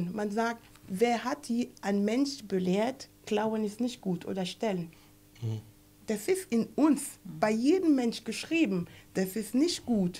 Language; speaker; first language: German; non-native, fluent; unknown